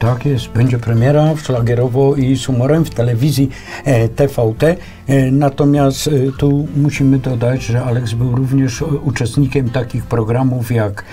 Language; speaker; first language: Polish; native; Polish